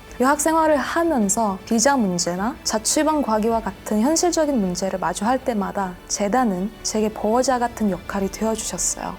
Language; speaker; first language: Korean; non-native, fluent; Indonesian